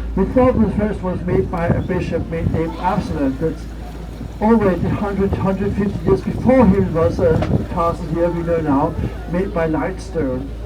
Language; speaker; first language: English; non-native, fluent; Danish